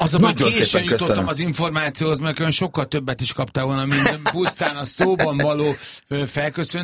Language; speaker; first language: Hungarian; native; Hungarian